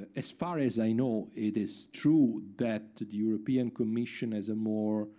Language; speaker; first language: English; non-native, fluent; Italian